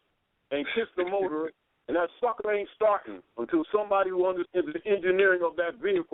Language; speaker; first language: English; native; English